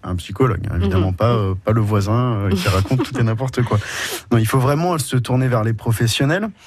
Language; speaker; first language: French; native; French